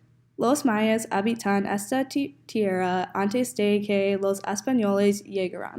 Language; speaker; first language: Spanish; non-native, learner; English